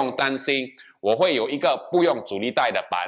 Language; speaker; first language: Chinese; non-native, local second language; English